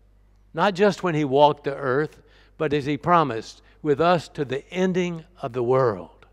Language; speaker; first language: English; native; English